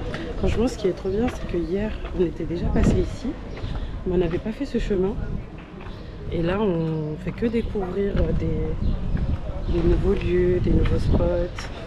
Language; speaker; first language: French; native; French